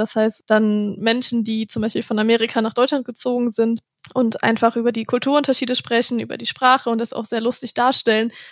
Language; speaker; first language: German; native; German